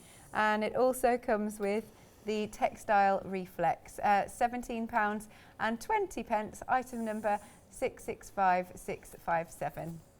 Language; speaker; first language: English; native; English